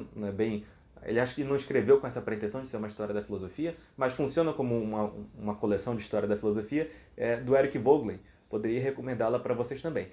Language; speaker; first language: Portuguese; native; Portuguese